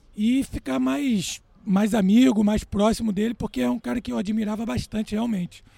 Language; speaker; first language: Portuguese; native; Portuguese